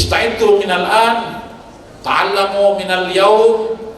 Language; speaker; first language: Arabic; non-native, fluent; Indonesian